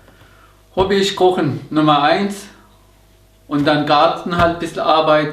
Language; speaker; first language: German; non-native, learner; Turkish